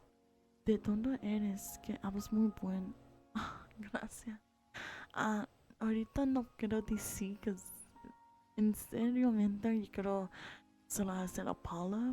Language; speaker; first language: Spanish; early bilingual, heritage; English